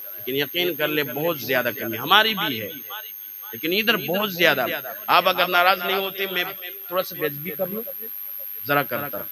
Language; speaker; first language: Urdu; non-native, local second language; Pashto